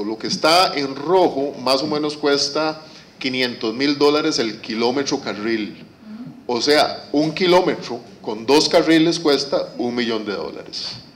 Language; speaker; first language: Spanish; native; Spanish